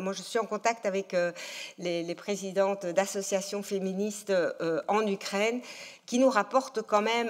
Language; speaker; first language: French; native; French